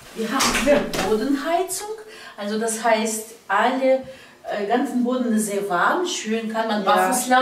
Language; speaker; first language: German; non-native, fluent; Russian